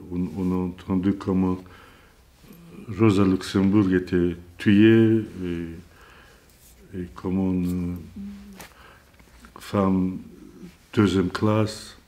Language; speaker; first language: French; non-native, learner; Azerbaijani